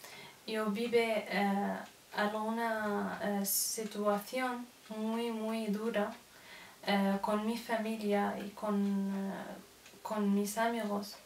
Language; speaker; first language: Spanish; non-native, learner; Arabic